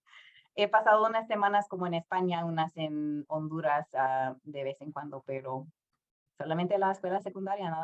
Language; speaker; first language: Spanish; non-native, fluent; English